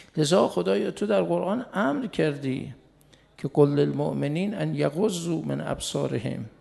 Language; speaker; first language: Persian; native; Persian